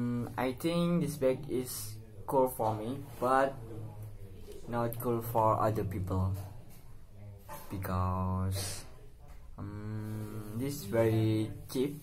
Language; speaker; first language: English; non-native, learner; Indonesian